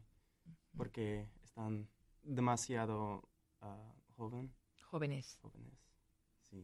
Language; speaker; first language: Spanish; non-native, learner; English